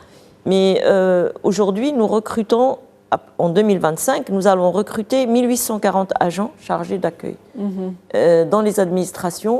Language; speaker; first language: French; non-native, local second language; Arabic